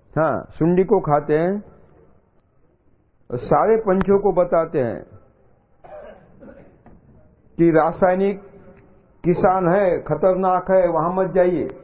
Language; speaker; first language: Hindi; non-native, local second language; Marathi